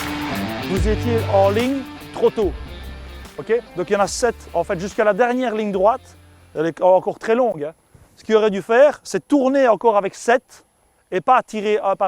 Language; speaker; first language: French; native; French